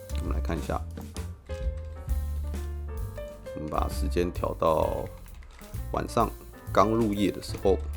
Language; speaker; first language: Chinese; native; Chinese